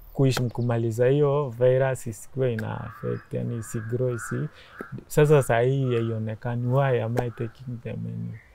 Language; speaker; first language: English; non-native, local second language; Meru